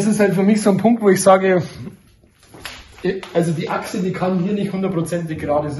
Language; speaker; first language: German; native; German